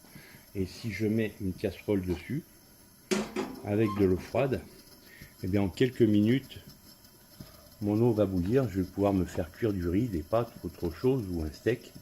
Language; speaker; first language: French; native; French